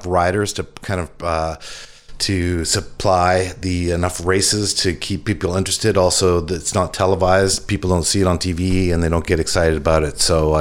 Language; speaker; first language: English; native; English